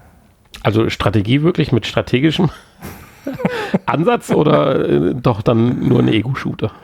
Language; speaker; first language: German; native; German